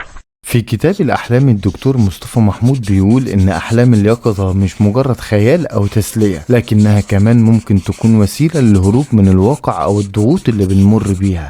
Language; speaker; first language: Arabic; native; Arabic